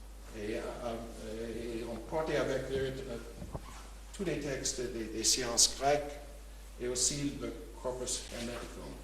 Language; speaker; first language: French; non-native, fluent; English